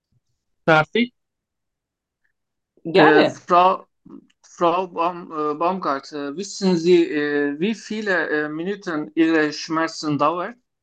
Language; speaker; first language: German; non-native, learner; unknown